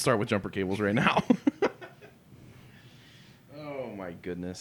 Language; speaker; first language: English; native; English